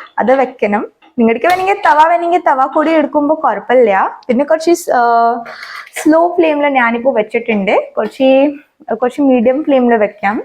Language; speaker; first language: Malayalam; non-native, local second language; Hindi